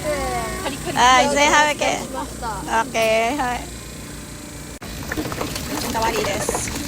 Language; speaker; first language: Japanese; non-native, fluent; Filipino